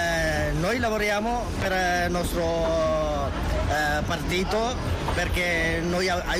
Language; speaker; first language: Italian; non-native, learner; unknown